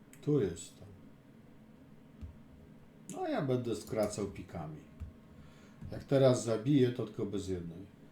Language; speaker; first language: Polish; native; Polish